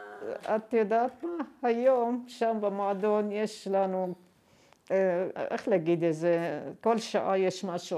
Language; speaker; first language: Hebrew; non-native, fluent; Arabic